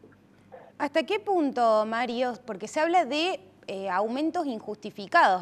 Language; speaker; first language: Spanish; native; Spanish